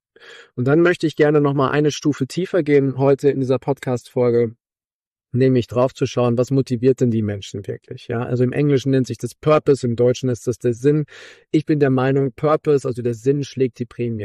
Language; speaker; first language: German; native; German